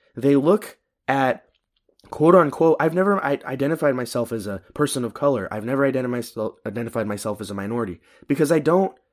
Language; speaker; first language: English; early bilingual, other home language; Filipino